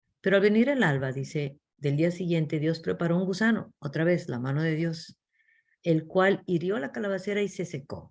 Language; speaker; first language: Spanish; early bilingual, heritage; English